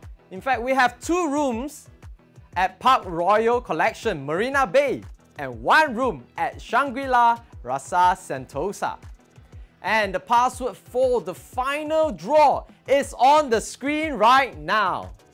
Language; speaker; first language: English; non-native, local second language; Chinese